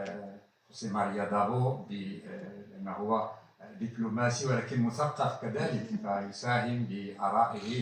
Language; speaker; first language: Arabic; native; Arabic